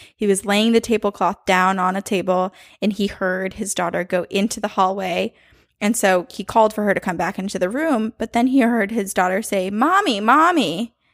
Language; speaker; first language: English; native; English